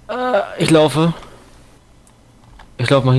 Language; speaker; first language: German; native; German